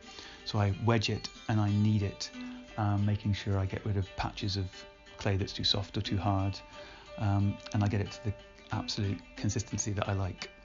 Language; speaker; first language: English; native; English